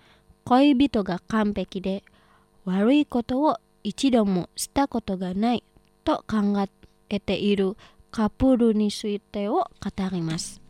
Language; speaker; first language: Japanese; non-native, fluent; Indonesian